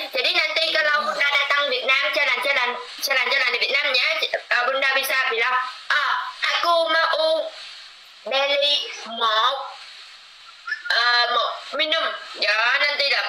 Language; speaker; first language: Indonesian; non-native, learner; Vietnamese